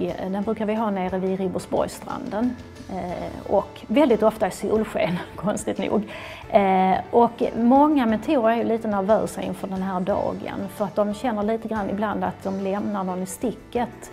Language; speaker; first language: Swedish; native; Swedish